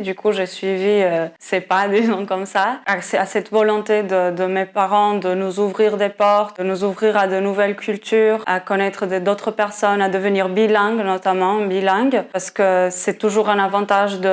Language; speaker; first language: French; non-native, fluent; Portuguese